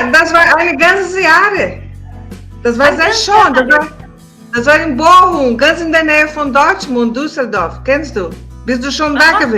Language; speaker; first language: German; non-native, learner; Portuguese